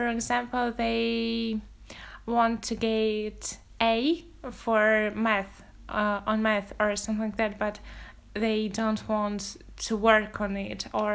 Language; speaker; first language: English; non-native, fluent; Russian